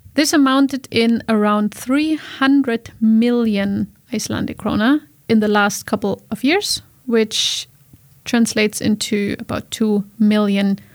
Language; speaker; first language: English; non-native, fluent; German